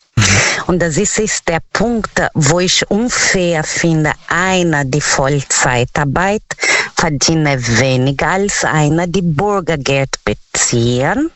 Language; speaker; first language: German; non-native, learner; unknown